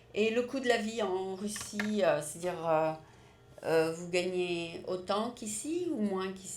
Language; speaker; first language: French; native; French